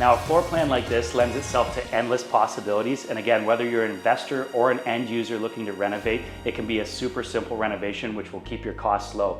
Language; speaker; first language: English; native; English